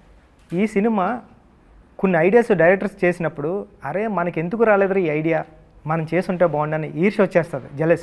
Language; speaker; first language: Telugu; native; Telugu